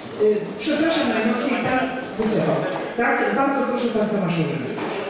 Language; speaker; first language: Polish; native; Polish